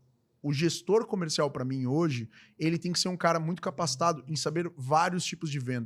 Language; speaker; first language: Portuguese; native; Portuguese